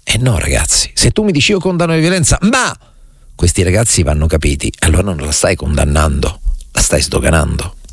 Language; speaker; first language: Italian; native; Italian